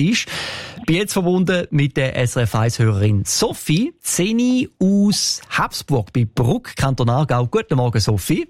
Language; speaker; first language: German; native; German